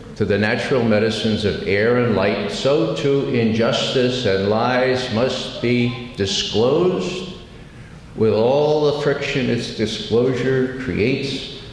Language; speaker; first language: English; native; English